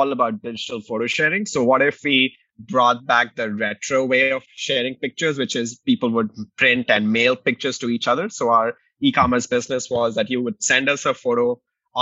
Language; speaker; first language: English; non-native, local second language; Hindi